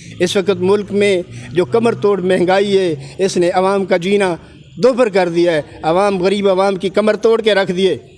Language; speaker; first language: Urdu; non-native, local second language; Punjabi